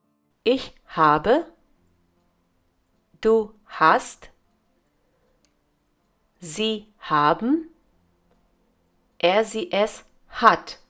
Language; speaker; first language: German; non-native, fluent; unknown